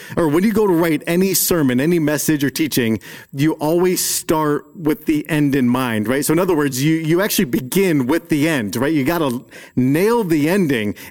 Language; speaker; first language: English; native; English